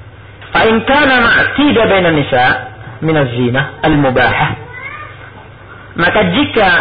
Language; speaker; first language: Arabic; non-native, fluent; Indonesian